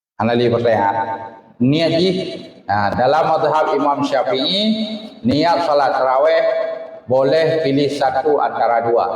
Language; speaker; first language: Malay; non-native, local second language; Achinese